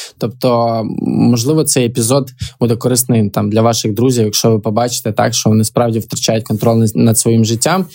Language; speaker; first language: Ukrainian; native; Ukrainian